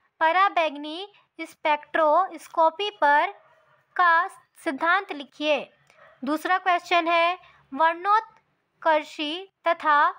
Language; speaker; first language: Hindi; native; Hindi